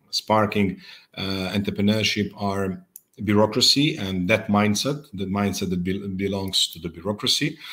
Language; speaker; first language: English; non-native, fluent; Serbian